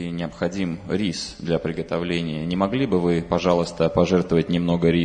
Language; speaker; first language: Russian; native; Russian